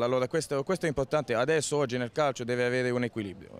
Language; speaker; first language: Italian; early bilingual, heritage; Italian